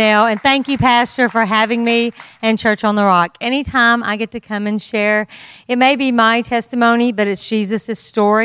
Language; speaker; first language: English; native; English